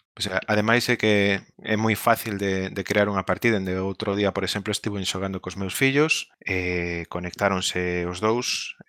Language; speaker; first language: Galician; non-native, local second language; Spanish